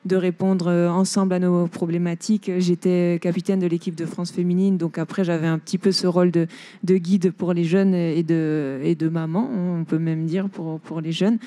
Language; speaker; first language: French; native; French